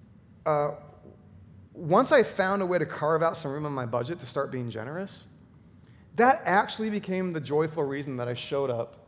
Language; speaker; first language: English; native; English